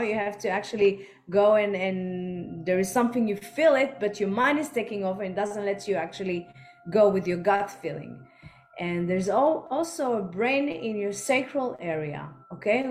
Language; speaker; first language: English; non-native, fluent; Hebrew